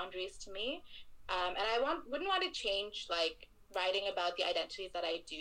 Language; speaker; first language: English; non-native, local second language; Bangla